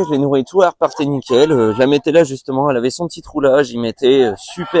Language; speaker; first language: French; native; French